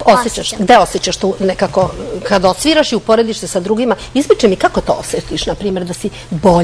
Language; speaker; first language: Serbian; native; Serbian